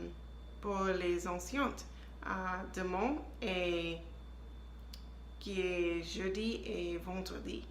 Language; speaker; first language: French; non-native, learner; English